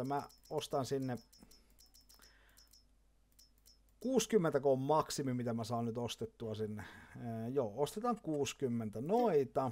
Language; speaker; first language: Finnish; native; Finnish